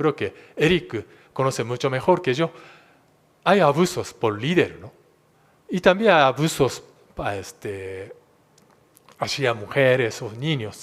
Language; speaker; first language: Spanish; non-native, fluent; Japanese